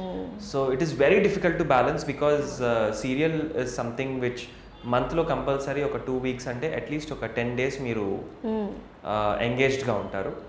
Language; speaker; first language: Telugu; native; Telugu